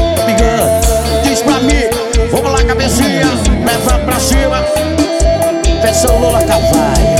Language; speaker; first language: Portuguese; native; Portuguese